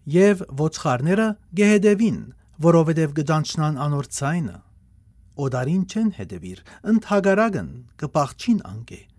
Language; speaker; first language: Armenian; native; Armenian